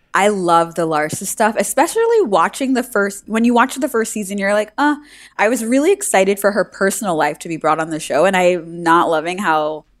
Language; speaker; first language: English; native; English